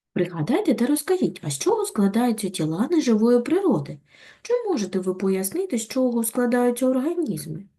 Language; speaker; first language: Ukrainian; native; Ukrainian